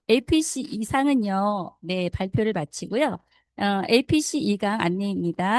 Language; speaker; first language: Korean; native; Korean